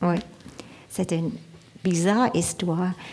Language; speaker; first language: French; non-native, learner; English